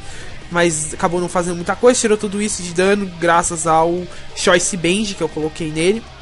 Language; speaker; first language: Portuguese; native; Portuguese